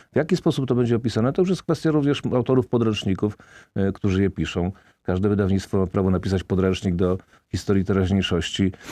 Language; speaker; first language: Polish; native; Polish